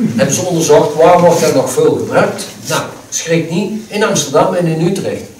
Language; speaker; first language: Dutch; native; Dutch